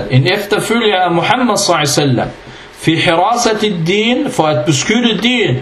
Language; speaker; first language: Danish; early bilingual, other home language; Arabic